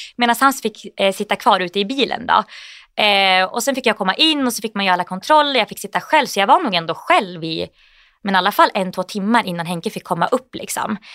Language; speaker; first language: Swedish; native; Swedish